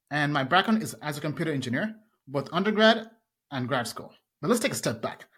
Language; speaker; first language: English; early bilingual, other home language; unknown